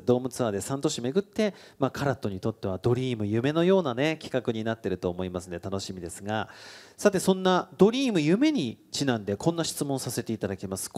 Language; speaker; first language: Japanese; native; Japanese